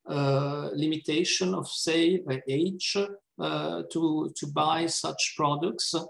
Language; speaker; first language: English; non-native, fluent; Italian